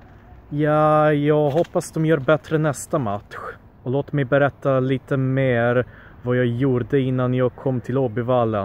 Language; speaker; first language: Swedish; early bilingual, other home language; Polish